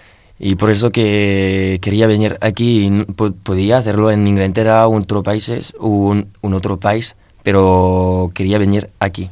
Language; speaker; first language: Spanish; non-native, learner; French